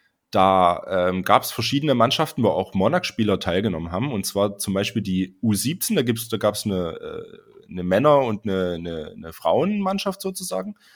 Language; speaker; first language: German; native; German